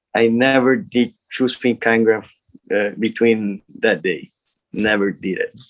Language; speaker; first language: English; non-native, learner; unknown